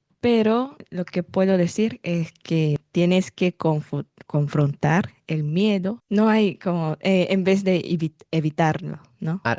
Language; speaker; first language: Spanish; non-native, fluent; Japanese